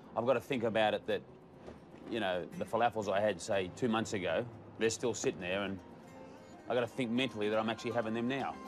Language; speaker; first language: English; native; English